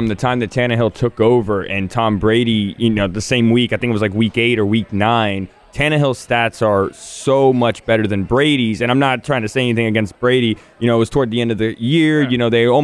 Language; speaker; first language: English; native; English